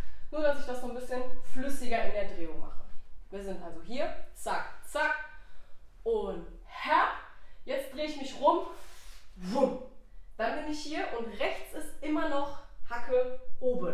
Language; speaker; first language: German; native; German